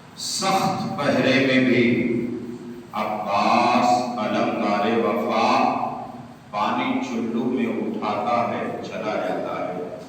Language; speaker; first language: Urdu; native; Urdu